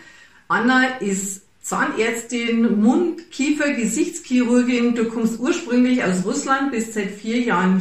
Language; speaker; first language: German; native; German